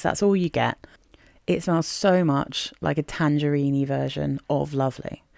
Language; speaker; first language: English; native; English